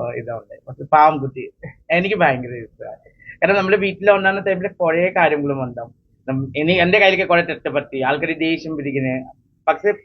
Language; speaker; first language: Malayalam; non-native, fluent; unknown